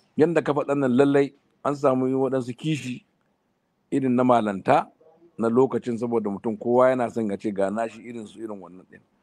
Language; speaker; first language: Hausa; native; Hausa